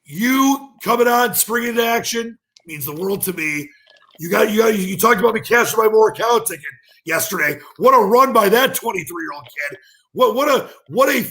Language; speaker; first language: English; native; English